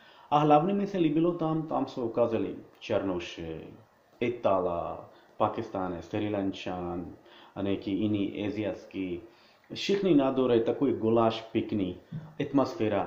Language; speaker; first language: Czech; non-native, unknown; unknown